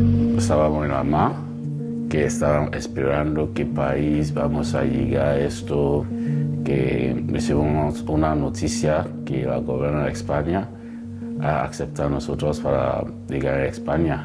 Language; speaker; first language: Spanish; non-native, learner; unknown